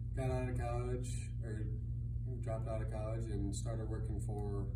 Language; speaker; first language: English; native; English